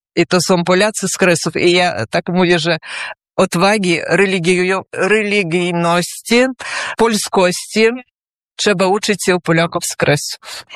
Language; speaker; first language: Polish; early bilingual, heritage; Polish